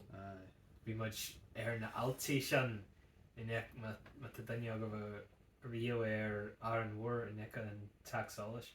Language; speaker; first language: Irish; non-native, local second language; English